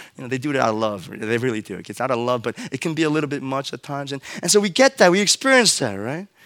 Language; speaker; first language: English; early bilingual, other home language; Korean